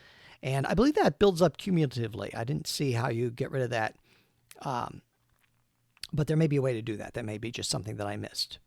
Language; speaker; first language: English; native; English